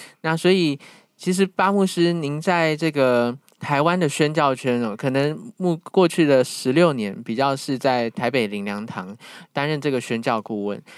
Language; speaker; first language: Chinese; native; Chinese